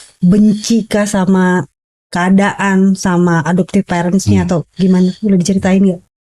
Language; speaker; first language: Indonesian; native; Indonesian